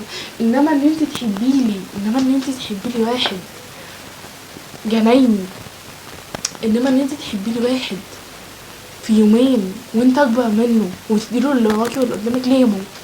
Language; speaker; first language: Arabic; native; Arabic